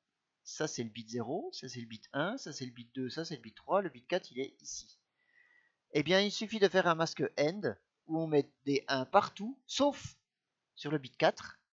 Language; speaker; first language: French; native; French